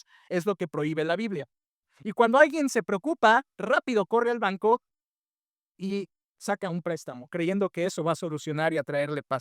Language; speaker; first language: Spanish; native; Spanish